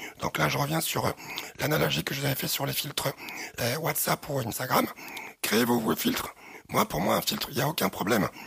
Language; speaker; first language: French; early bilingual, other home language; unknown